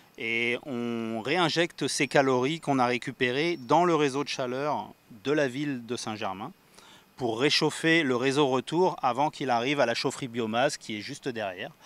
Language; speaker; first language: French; native; French